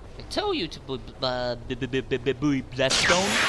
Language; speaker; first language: English; non-native, learner; Vietnamese